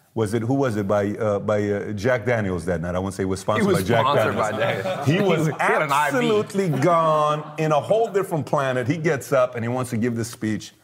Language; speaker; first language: English; early bilingual, other home language; Persian